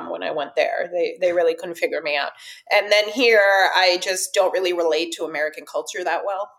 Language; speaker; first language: English; early bilingual, other home language; Russian